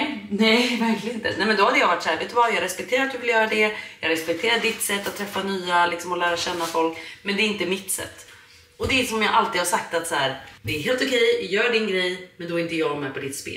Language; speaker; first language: Swedish; native; Swedish